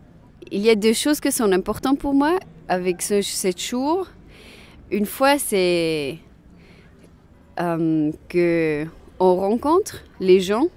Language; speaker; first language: French; non-native, local second language; German